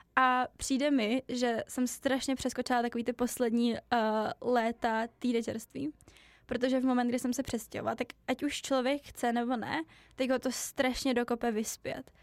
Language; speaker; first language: Czech; native; Czech